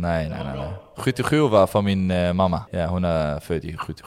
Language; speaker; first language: Swedish; non-native, learner; Danish